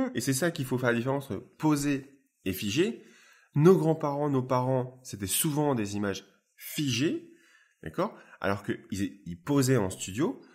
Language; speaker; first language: French; native; French